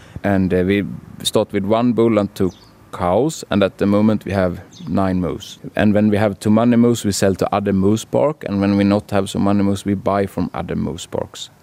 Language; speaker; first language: English; non-native, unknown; Swedish